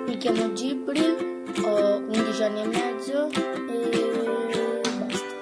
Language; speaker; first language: Italian; early bilingual, other home language; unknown